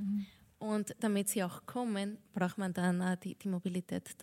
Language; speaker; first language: German; non-native, fluent; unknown